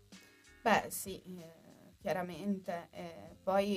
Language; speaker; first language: Italian; native; Italian